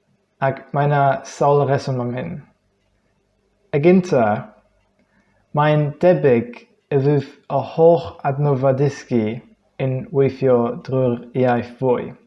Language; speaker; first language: Welsh; non-native, fluent; English